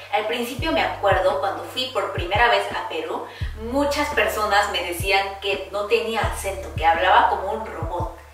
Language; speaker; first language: Spanish; early bilingual, heritage; Korean